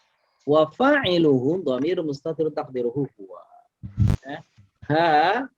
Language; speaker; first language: Arabic; non-native, fluent; Indonesian